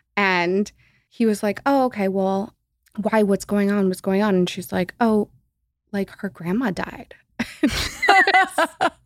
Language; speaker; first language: English; native; English